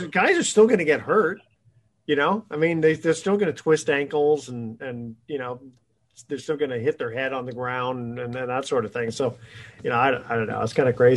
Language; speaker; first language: English; native; English